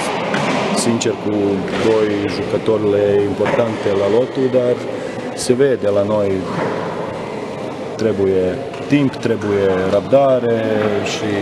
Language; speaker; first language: Romanian; non-native, learner; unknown